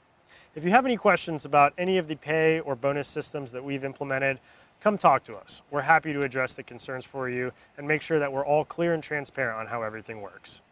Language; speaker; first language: English; native; English